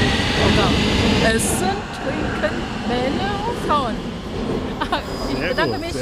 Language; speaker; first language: German; non-native, learner; Chinese